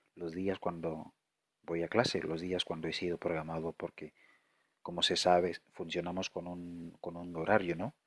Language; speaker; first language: Spanish; non-native, fluent; French